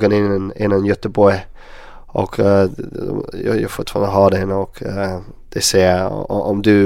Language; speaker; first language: Swedish; non-native, learner; English